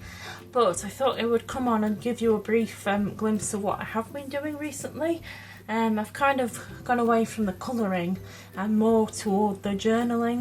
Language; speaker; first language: English; native; English